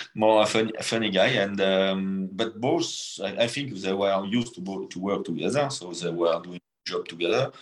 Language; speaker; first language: English; non-native, fluent; French